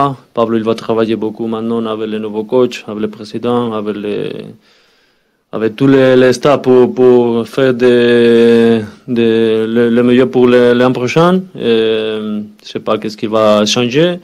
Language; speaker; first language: French; non-native, learner; Spanish